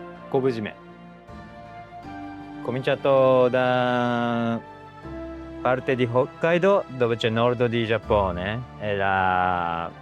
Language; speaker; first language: Italian; non-native, learner; Japanese